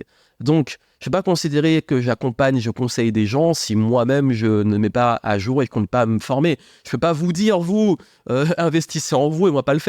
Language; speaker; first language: French; native; French